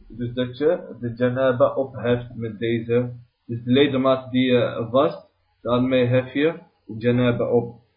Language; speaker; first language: Dutch; early bilingual, other home language; Arabic